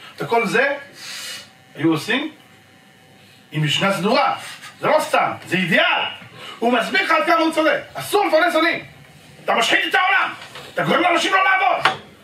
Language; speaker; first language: Hebrew; native; Hebrew